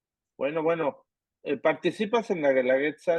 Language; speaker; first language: Spanish; native; Spanish